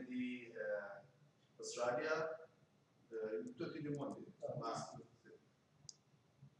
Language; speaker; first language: Italian; non-native, learner; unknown